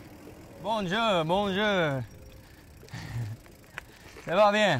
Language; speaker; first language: French; non-native, learner; English